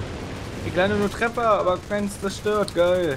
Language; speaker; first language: German; native; German